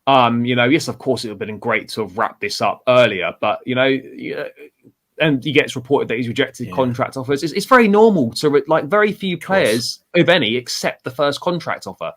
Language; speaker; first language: English; native; English